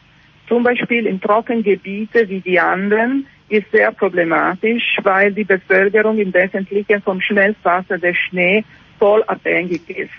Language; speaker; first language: German; non-native, learner; Italian